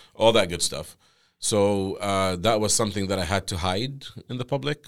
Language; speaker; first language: English; non-native, fluent; Arabic